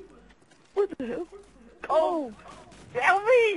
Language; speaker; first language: English; native; English